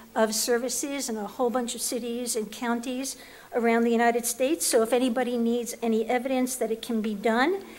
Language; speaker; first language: English; native; English